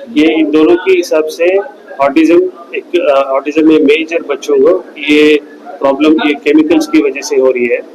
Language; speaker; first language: Hindi; non-native, local second language; Telugu